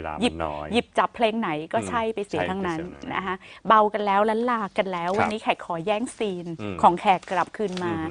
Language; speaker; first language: Thai; native; Thai